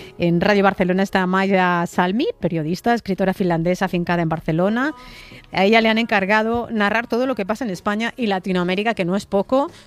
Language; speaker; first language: Spanish; native; Spanish